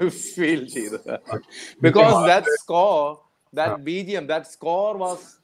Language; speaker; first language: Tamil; non-native, learner; Malayalam